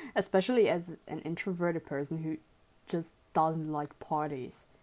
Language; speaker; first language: English; early bilingual, other home language; German